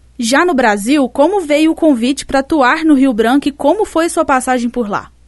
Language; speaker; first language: Portuguese; native; Portuguese